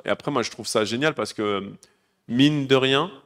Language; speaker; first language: French; native; French